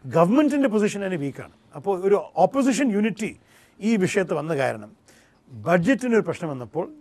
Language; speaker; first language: Malayalam; early bilingual, heritage; Malayalam